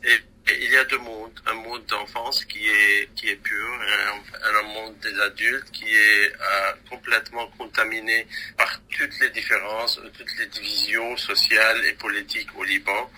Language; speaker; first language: French; non-native, local second language; Arabic